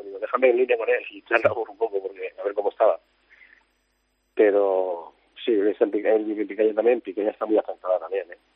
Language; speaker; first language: Spanish; native; Spanish